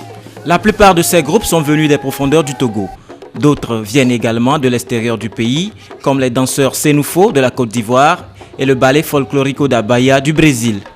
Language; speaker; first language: French; native; French